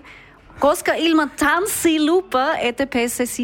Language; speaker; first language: Finnish; non-native, learner; German